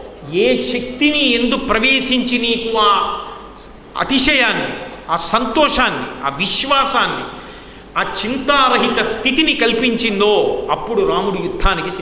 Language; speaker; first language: Telugu; native; Telugu